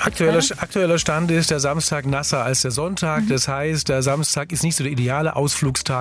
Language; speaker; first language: German; native; German